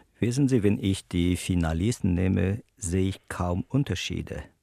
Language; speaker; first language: German; non-native, learner; French